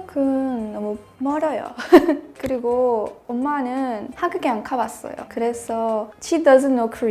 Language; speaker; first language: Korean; non-native, learner; Spanish